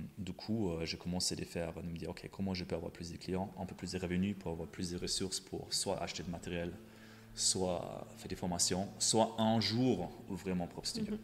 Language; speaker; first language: French; non-native, fluent; German